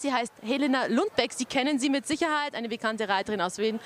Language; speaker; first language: German; native; German